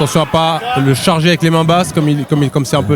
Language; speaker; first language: French; native; French